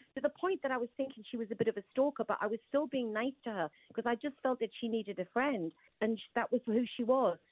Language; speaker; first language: English; native; English